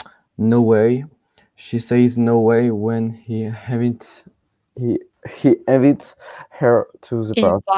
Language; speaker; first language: English; non-native, learner; French